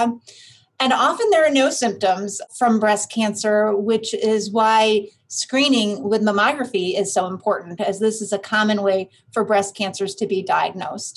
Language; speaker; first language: English; native; English